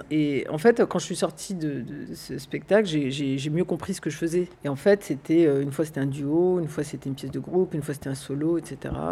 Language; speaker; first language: French; early bilingual, other home language; Arabic